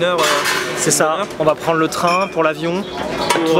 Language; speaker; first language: French; native; French